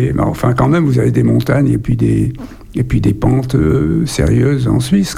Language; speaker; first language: French; native; French